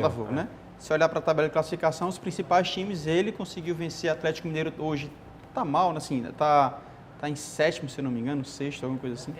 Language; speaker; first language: Portuguese; native; Portuguese